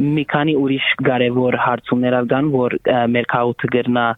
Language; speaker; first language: Armenian; early bilingual, heritage; Armenian